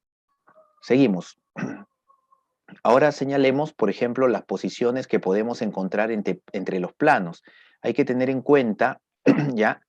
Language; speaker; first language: Spanish; native; Spanish